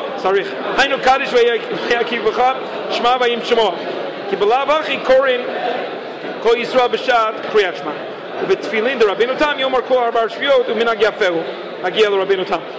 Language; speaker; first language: Hebrew; non-native, fluent; English